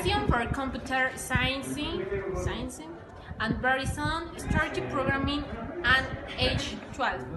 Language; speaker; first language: English; non-native, learner; Spanish